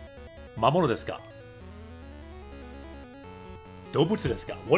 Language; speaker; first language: Japanese; non-native, fluent; English